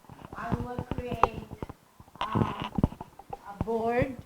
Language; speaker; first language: English; non-native, local second language; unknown